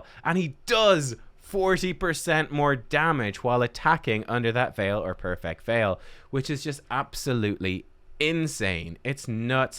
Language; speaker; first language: English; native; English